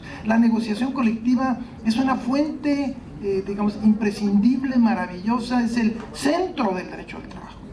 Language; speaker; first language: Spanish; native; Spanish